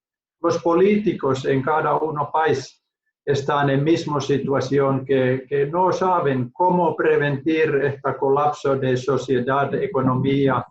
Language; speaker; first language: Spanish; non-native, learner; Finnish